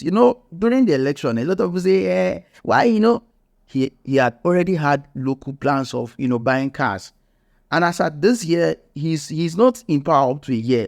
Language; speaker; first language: English; non-native, local second language; Igbo